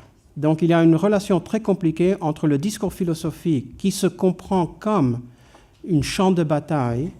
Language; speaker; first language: French; non-native, fluent; English